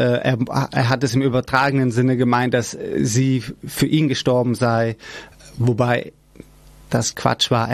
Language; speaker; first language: German; early bilingual, other home language; Persian